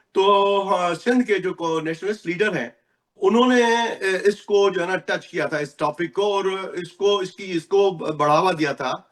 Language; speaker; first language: Urdu; non-native, local second language; Sindhi